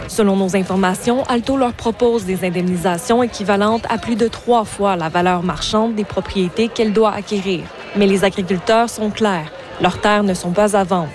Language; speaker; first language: French; native; French